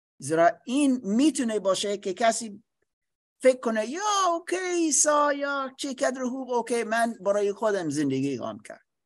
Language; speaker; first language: Persian; non-native, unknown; English